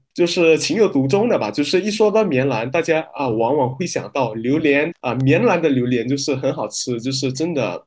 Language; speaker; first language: Chinese; non-native, fluent; Min Nan Chinese